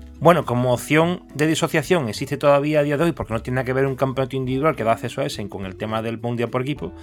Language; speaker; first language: Spanish; native; Spanish